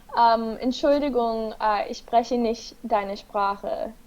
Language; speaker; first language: German; early bilingual, heritage; German